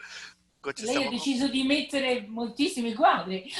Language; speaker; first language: Italian; native; Italian